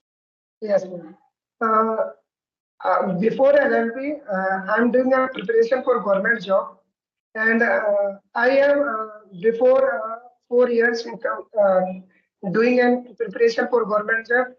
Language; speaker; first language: English; non-native, learner; Hindi